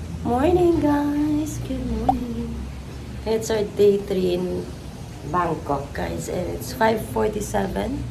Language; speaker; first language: English; non-native, local second language; Filipino